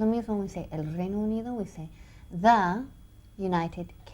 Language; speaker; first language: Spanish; non-native, fluent; English